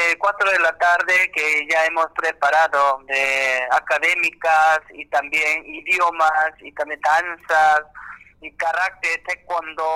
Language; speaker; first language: Spanish; non-native, learner; Korean